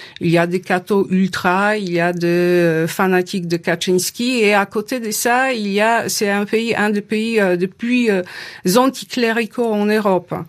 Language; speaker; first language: French; non-native, fluent; Polish